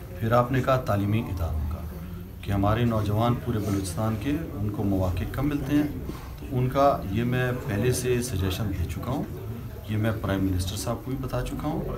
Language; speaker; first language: Urdu; non-native, local second language; Pashto